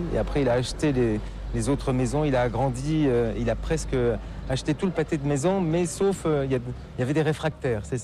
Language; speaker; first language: French; native; French